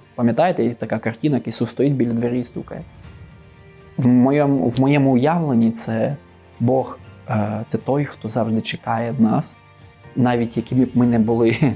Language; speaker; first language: Ukrainian; native; Ukrainian